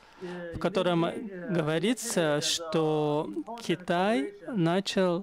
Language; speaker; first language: Russian; non-native, fluent; Chinese